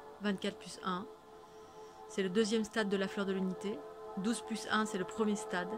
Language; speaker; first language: French; native; French